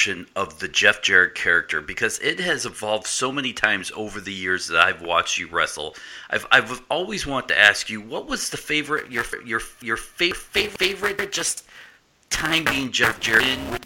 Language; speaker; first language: English; native; English